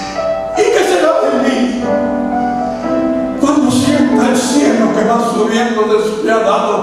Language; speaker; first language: Spanish; native; Spanish